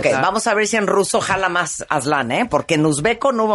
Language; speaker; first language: Spanish; native; Spanish